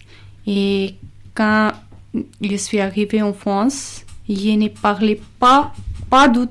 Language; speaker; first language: French; non-native, learner; Urdu